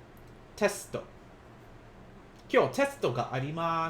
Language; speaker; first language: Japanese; non-native, learner; English